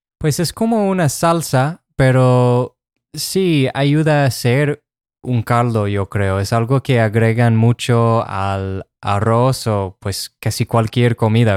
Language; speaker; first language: Spanish; non-native, fluent; English